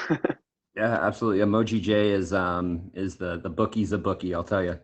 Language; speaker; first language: English; native; English